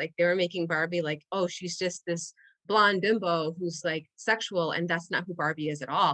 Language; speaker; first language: English; non-native, fluent; Spanish